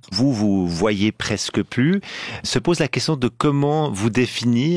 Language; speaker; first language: French; native; French